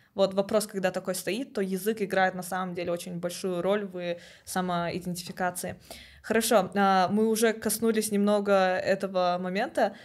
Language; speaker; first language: Russian; native; Russian